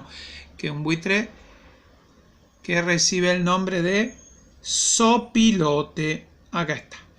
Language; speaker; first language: Spanish; native; Spanish